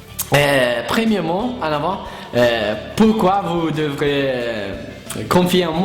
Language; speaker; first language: French; non-native, learner; Italian